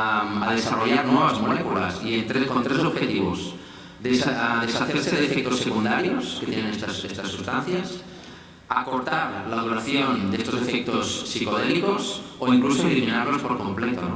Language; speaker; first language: Spanish; native; Spanish